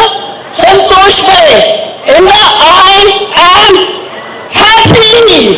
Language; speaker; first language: Tamil; non-native, learner; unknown